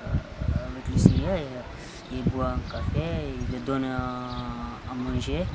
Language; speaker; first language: French; non-native, learner; Arabic